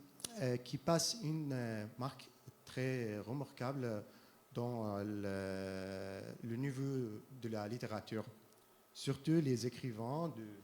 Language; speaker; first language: French; non-native, fluent; Arabic